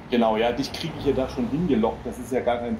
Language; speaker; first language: German; native; German